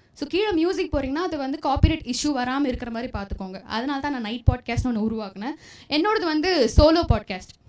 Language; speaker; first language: Tamil; non-native, local second language; Telugu